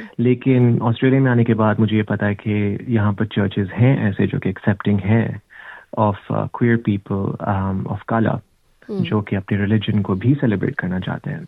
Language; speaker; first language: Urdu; native; Urdu